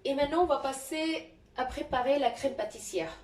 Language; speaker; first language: French; non-native, local second language; Arabic